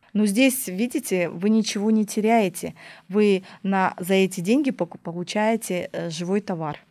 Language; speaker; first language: Russian; native; Russian